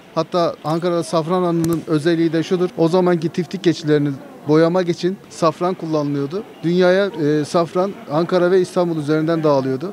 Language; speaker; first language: Turkish; native; Turkish